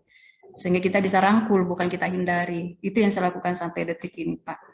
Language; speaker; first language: Indonesian; native; Indonesian